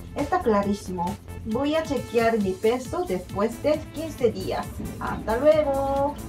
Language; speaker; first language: Spanish; non-native, fluent; Korean